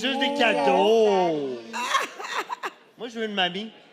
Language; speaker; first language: French; native; French